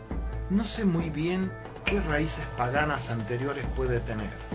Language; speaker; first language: Spanish; native; Spanish